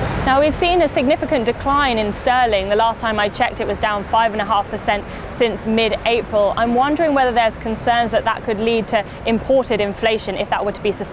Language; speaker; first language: English; native; English